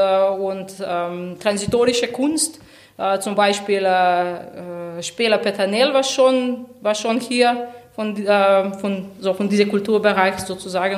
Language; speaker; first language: German; non-native, fluent; Slovenian